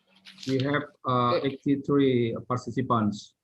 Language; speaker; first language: English; non-native, learner; Indonesian